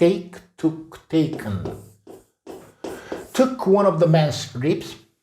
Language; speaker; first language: English; non-native, fluent; Korean